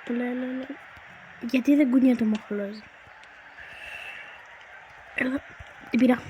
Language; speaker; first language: Greek; native; Greek